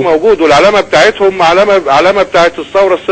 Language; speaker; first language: Arabic; native; Arabic